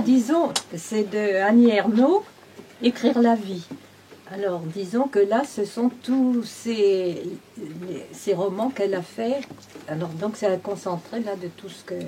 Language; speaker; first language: French; native; French